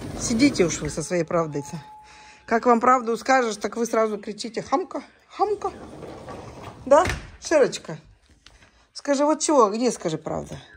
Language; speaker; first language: Russian; native; Russian